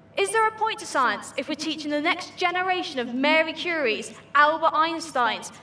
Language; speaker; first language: English; native; English